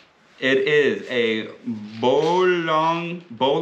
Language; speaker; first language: English; native; English